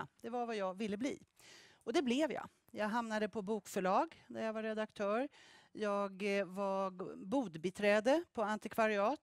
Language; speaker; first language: Swedish; native; Swedish